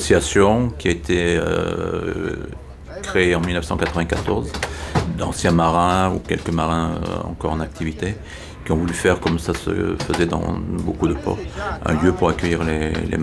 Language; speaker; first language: French; native; French